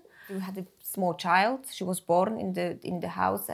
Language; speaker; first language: English; non-native, fluent; Polish